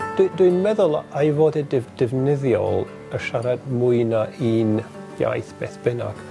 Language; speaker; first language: Welsh; non-native, learner; German